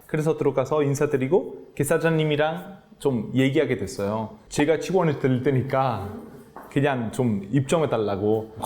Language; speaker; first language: Korean; non-native, fluent; Italian